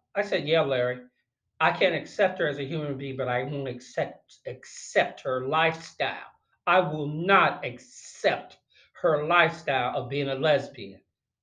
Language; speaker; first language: English; native; English